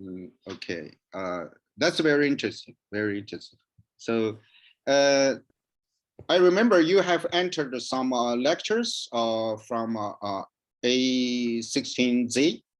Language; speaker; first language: English; non-native, learner; Chinese